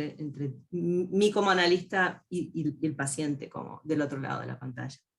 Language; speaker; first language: Spanish; native; Spanish